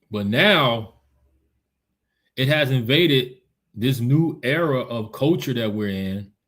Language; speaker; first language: English; native; English